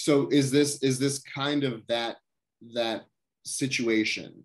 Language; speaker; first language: English; native; English